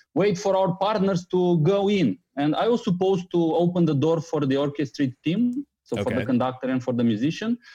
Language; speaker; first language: English; non-native, fluent; Romanian